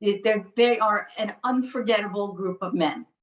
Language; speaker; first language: English; native; English